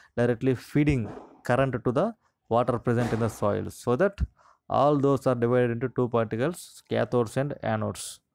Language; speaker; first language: English; non-native, local second language; Telugu